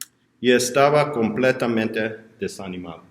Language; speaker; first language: Spanish; non-native, learner; English